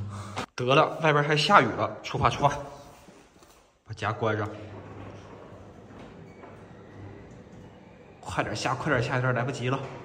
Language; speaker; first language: Chinese; native; Chinese